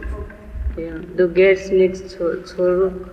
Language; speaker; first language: German; non-native, learner; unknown